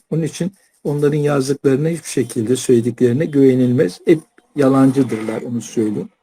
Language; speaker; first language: Turkish; native; Turkish